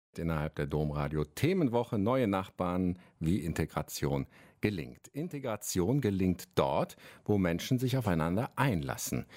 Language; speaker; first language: German; native; German